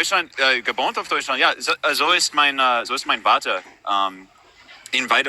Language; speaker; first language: German; non-native, learner; English